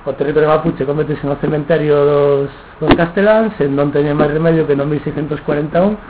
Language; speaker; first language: Spanish; non-native, local second language; Galician